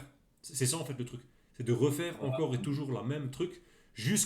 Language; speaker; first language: French; native; French